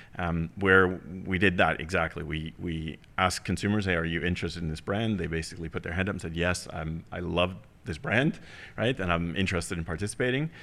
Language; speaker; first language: English; early bilingual, heritage; German